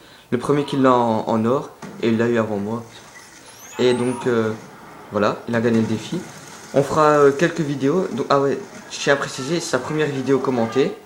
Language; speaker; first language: French; native; French